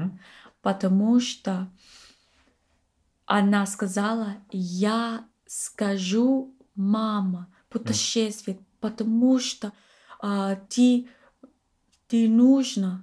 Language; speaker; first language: Russian; non-native, learner; English